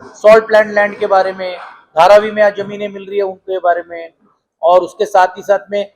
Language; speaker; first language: Hindi; non-native, local second language; Marathi